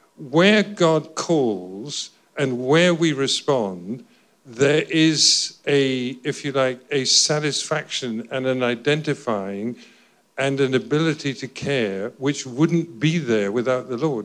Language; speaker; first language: English; native; English